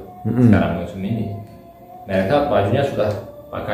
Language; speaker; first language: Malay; non-native, learner; Turkish